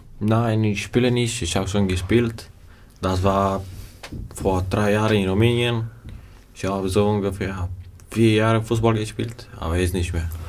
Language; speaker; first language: German; non-native, learner; Romanian